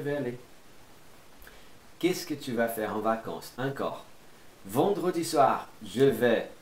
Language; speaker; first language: French; non-native, fluent; Portuguese